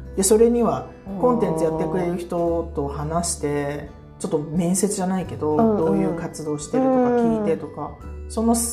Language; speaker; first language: Japanese; early bilingual, heritage; English